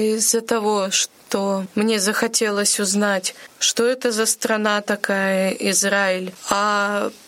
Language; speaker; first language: Russian; native; Russian